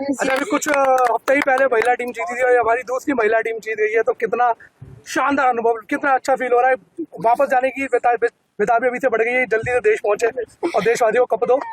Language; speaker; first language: Hindi; native; Hindi